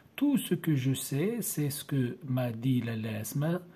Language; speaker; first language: French; non-native, local second language; Arabic